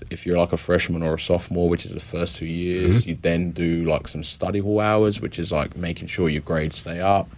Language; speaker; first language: English; native; English